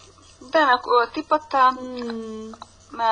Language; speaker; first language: Greek; non-native, learner; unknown